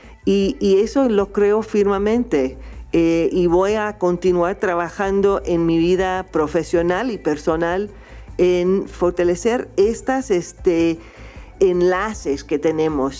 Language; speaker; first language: Spanish; non-native, fluent; English